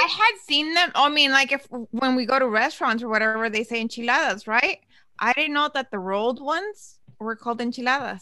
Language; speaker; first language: English; early bilingual, other home language; Spanish